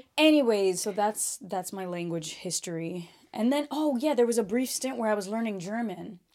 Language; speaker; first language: English; early bilingual, other home language; Portuguese